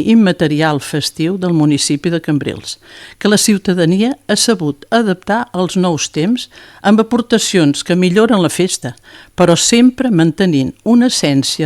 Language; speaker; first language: Catalan; native; Catalan